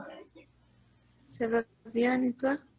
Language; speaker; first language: French; non-native, learner; Spanish